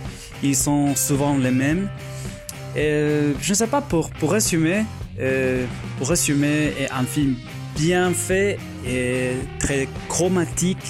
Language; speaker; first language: French; non-native, fluent; Spanish